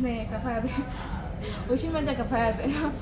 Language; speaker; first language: Korean; non-native, learner; Burmese